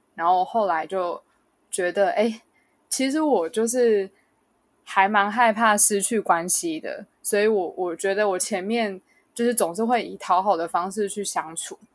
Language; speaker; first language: Chinese; native; Chinese